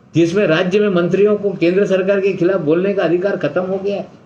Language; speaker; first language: Hindi; non-native, local second language; Marathi